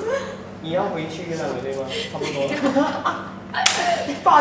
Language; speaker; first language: Chinese; native; Chinese